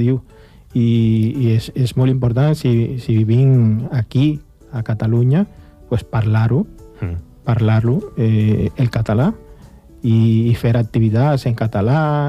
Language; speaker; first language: Catalan; non-native, fluent; Spanish